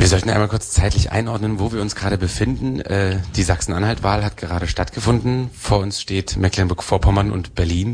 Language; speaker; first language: German; native; German